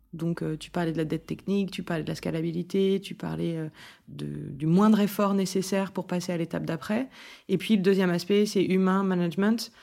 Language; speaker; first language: French; native; French